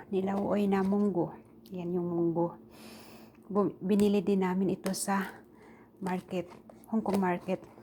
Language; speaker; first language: Filipino; native; Filipino